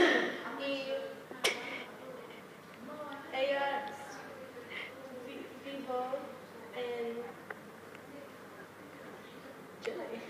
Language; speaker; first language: Spanish; non-native, learner; English